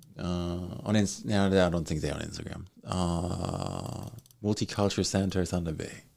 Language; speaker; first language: English; non-native, fluent; German